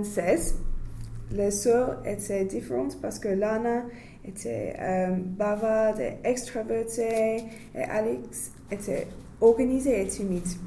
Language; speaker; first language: French; non-native, learner; English